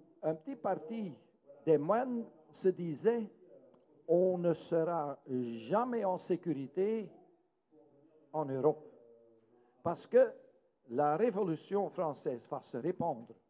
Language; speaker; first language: French; non-native, local second language; Dutch